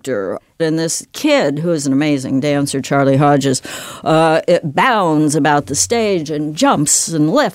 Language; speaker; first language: English; native; English